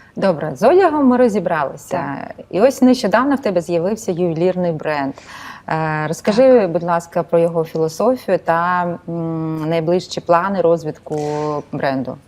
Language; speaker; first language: Ukrainian; native; Ukrainian